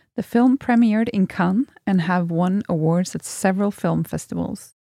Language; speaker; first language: English; non-native, fluent; Norwegian